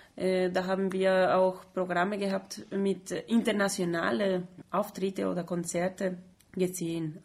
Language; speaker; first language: German; non-native, fluent; Spanish